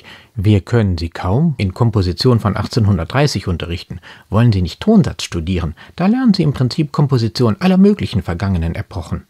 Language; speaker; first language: German; native; German